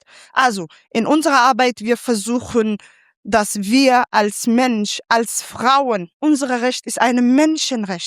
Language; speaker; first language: German; non-native, fluent; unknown